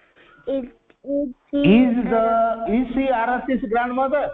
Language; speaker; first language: English; non-native, local second language; Odia